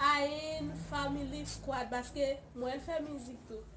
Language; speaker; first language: French; non-native, learner; Haitian Creole